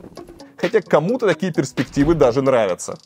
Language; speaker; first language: Russian; native; Russian